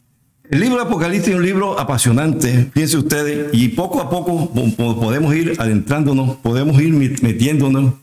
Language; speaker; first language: Spanish; native; Spanish